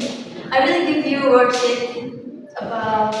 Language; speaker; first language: English; non-native, learner; Indonesian